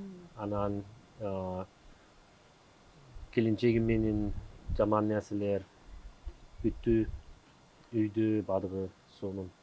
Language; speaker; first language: Kyrgyz; non-native, learner; German